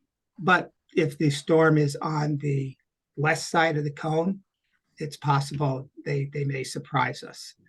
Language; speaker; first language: English; native; English